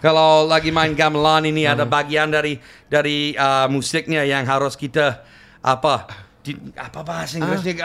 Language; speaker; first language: Indonesian; non-native, fluent; English